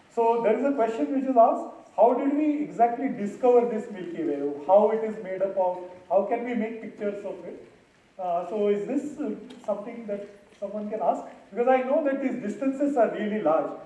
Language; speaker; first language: English; non-native, local second language; Marathi